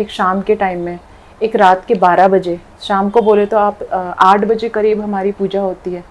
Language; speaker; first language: Hindi; non-native, local second language; Nepali